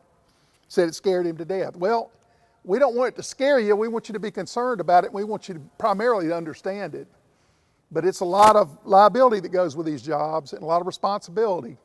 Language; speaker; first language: English; native; English